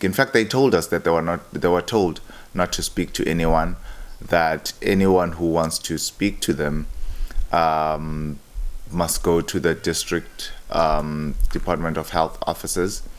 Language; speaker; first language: English; non-native, local second language; Xhosa